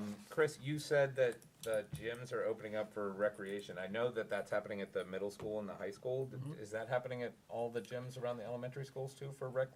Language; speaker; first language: English; native; English